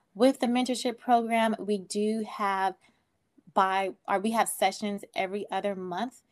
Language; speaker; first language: English; native; English